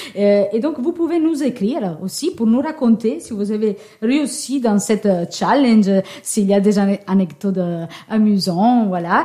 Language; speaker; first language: French; non-native, fluent; Italian